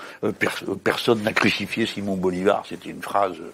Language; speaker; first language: French; native; French